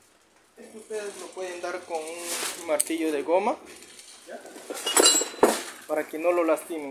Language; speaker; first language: Spanish; native; Spanish